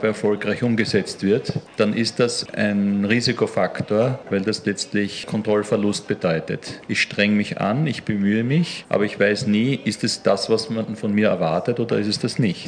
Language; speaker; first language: German; native; German